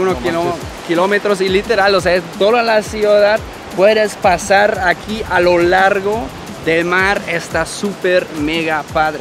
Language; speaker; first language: Spanish; non-native, fluent; German